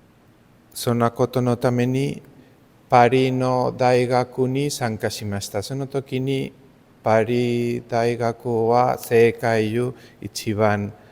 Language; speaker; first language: Japanese; non-native, learner; Spanish